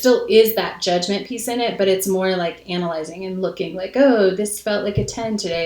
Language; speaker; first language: English; native; English